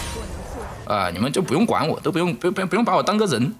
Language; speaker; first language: Chinese; native; Chinese